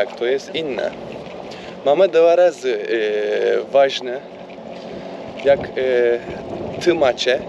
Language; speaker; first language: Polish; non-native, learner; Turkish